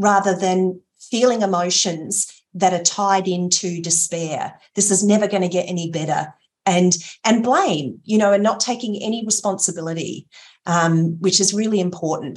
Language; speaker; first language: English; native; English